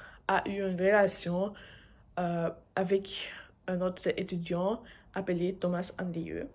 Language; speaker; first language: French; non-native, learner; English